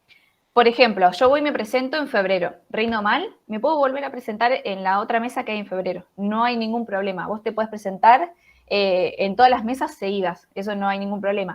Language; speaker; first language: Spanish; native; Spanish